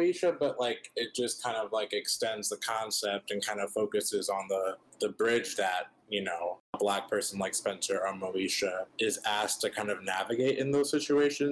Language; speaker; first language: English; native; English